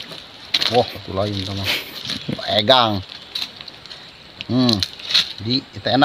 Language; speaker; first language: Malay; non-native, local second language; Sundanese